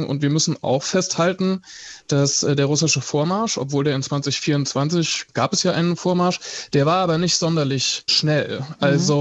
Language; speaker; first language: German; native; German